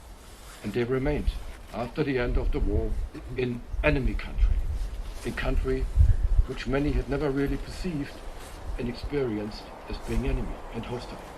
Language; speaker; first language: English; non-native, fluent; German